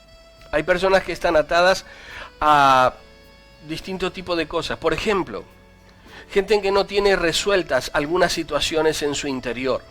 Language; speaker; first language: Spanish; native; Spanish